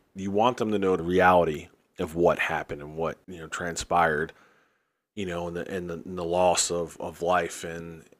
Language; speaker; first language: English; native; English